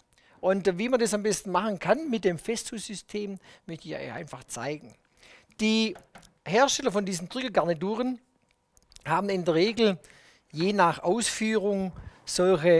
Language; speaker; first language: German; native; German